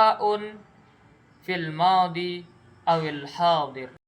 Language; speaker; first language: Arabic; non-native, learner; Indonesian